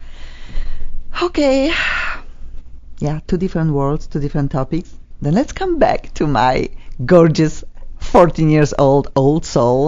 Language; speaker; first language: English; non-native, fluent; Polish